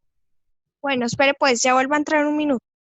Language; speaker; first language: Spanish; native; Spanish